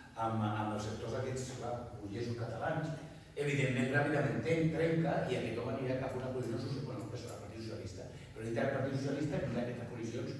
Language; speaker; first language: Catalan; non-native, local second language; Spanish